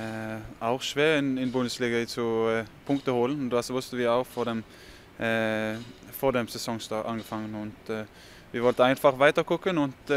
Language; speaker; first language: German; non-native, fluent; Norwegian